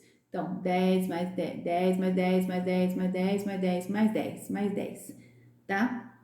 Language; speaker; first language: Portuguese; native; Portuguese